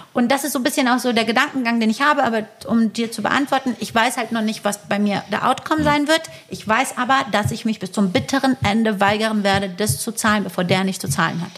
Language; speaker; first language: German; early bilingual, other home language; Persian